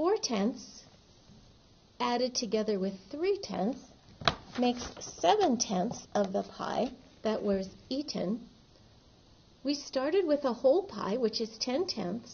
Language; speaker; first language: English; native; English